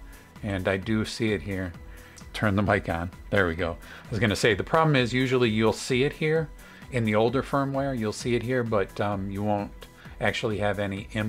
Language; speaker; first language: English; native; English